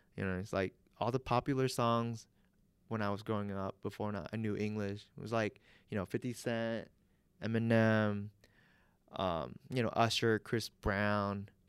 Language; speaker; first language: English; early bilingual, other home language; Vietnamese